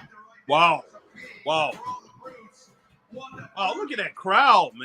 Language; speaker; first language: English; native; English